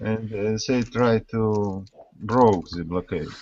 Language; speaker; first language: English; non-native, learner; Russian